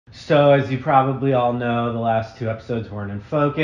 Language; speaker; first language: English; native; English